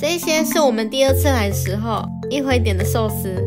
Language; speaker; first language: Chinese; native; Chinese